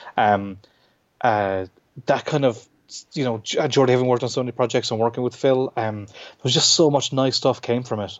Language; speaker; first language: English; native; English